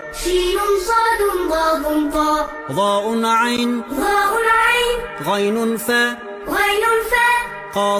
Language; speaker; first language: Arabic; non-native, learner; Turkish